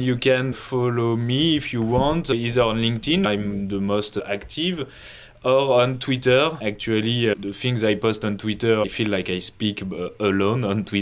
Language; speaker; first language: English; non-native, fluent; French